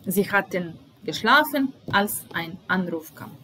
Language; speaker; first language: German; non-native, fluent; Serbian